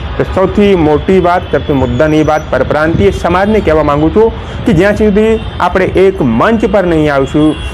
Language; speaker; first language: Gujarati; non-native, local second language; Hindi